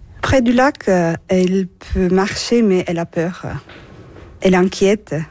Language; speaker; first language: French; non-native, learner; Turkish